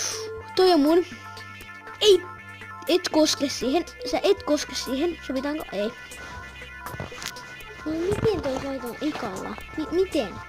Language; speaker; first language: Finnish; native; Finnish